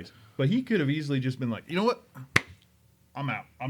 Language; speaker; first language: English; native; English